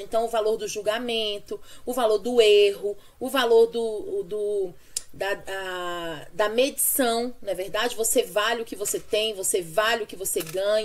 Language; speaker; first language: Portuguese; native; Portuguese